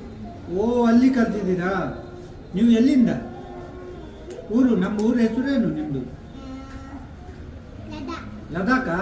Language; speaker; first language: Kannada; non-native, local second language; Ladakhi